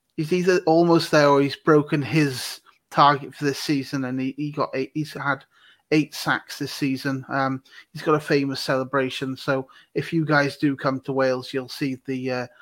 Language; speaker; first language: English; native; English